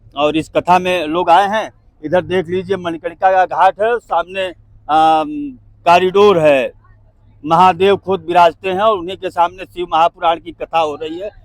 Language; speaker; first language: Hindi; native; Hindi